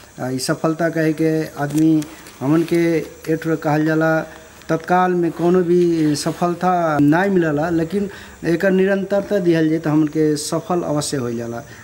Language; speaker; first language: Bhojpuri; non-native, local second language; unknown